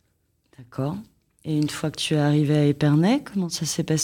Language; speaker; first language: French; native; French